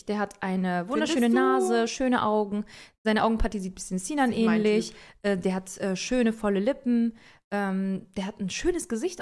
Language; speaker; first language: German; early bilingual, other home language; Turkish